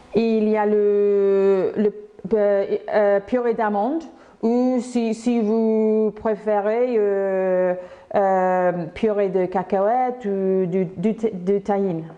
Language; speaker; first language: French; non-native, fluent; English